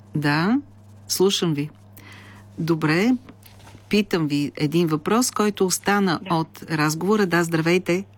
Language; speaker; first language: Bulgarian; native; Bulgarian